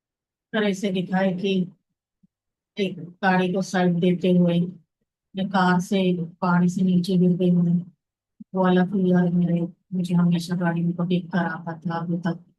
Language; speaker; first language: Hindi; native; Hindi